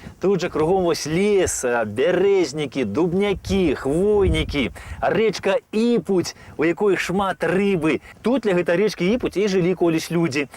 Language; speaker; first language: Belarusian; native; Belarusian